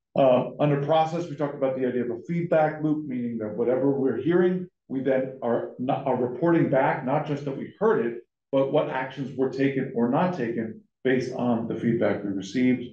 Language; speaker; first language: English; native; English